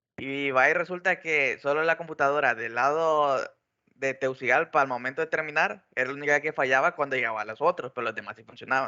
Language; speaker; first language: Spanish; native; Spanish